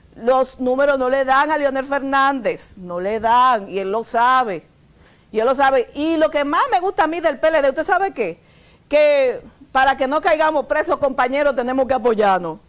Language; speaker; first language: Spanish; native; Spanish